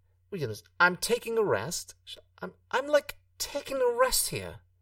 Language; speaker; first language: English; non-native, fluent; Hungarian